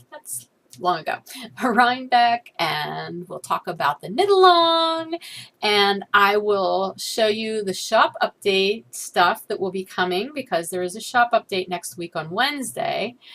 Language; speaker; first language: English; native; English